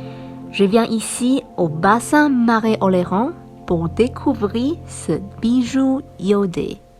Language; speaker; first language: French; non-native, fluent; Chinese